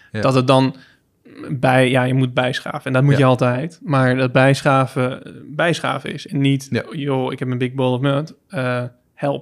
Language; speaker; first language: Dutch; native; Dutch